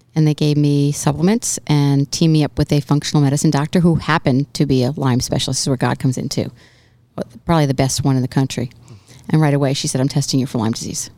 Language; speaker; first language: English; native; English